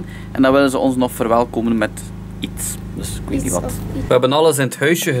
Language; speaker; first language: Dutch; native; Dutch